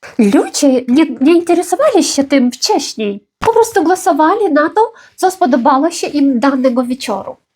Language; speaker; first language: Polish; non-native, fluent; Ukrainian